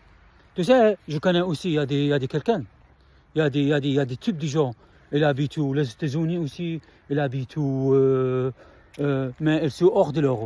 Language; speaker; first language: French; non-native, learner; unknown